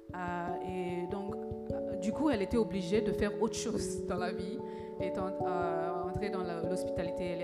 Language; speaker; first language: French; early bilingual, other home language; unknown